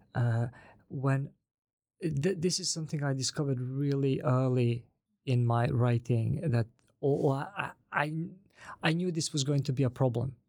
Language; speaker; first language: English; non-native, fluent; Bosnian